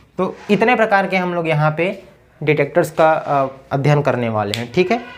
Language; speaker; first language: Hindi; native; Hindi